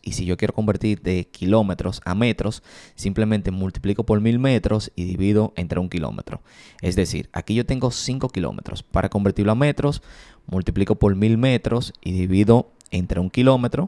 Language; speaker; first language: Spanish; native; Spanish